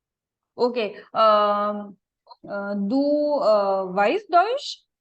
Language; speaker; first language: German; non-native, fluent; Marathi